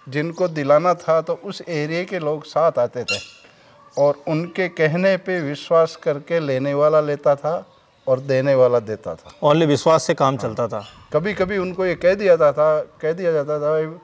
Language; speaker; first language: Hindi; native; Hindi